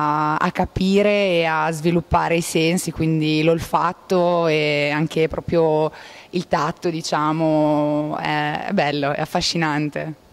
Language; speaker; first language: Italian; native; Italian